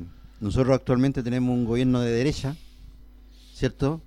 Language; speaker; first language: Spanish; native; Spanish